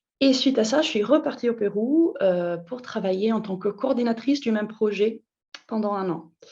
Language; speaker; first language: French; non-native, fluent; Italian